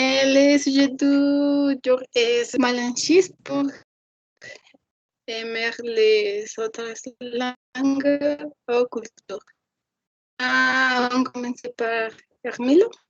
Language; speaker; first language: French; non-native, learner; Spanish